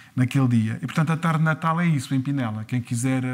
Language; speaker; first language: Portuguese; early bilingual, other home language; French